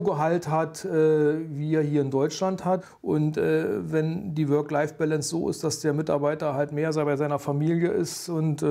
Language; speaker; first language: German; native; German